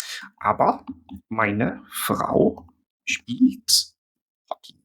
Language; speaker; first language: German; non-native, fluent; English